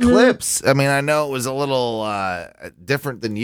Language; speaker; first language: English; native; English